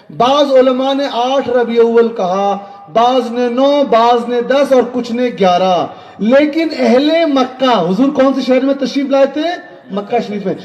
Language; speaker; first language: Urdu; native; Urdu